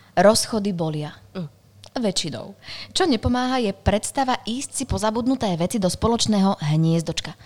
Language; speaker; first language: Slovak; native; Slovak